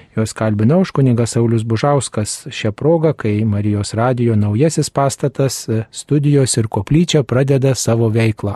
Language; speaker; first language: Lithuanian; native; Lithuanian